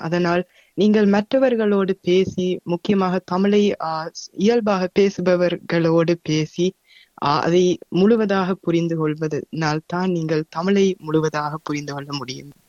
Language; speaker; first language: Tamil; early bilingual, heritage; Tamil